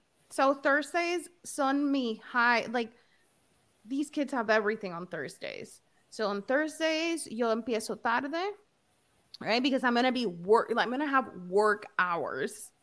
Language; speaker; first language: English; early bilingual, other home language; Spanish